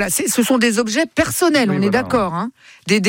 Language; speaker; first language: French; native; French